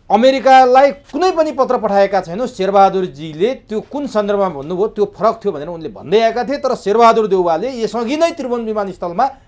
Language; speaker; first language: Nepali; native; Nepali